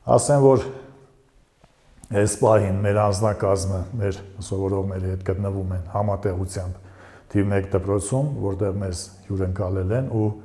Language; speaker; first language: Armenian; native; Armenian